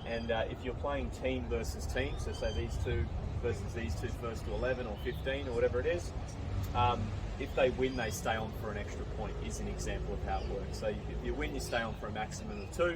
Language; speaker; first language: English; native; English